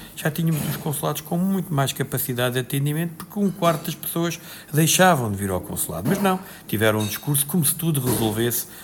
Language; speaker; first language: Portuguese; native; Portuguese